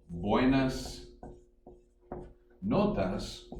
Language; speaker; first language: Spanish; non-native, fluent; English